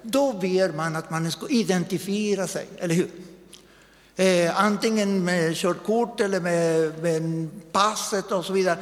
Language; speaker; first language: Swedish; non-native, fluent; Spanish